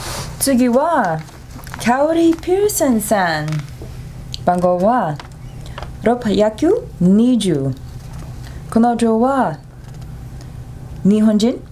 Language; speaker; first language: Japanese; non-native, learner; English